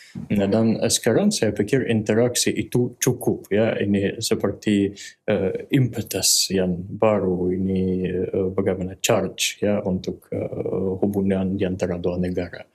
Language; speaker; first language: Indonesian; non-native, fluent; Russian